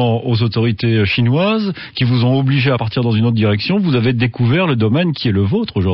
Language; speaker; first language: French; native; French